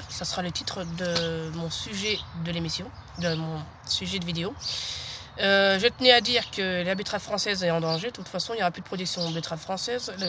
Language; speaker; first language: French; native; French